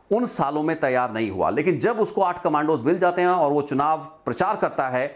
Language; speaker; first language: Hindi; non-native, local second language; Punjabi